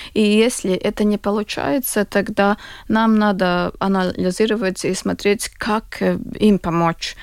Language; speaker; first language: Russian; non-native, local second language; Latvian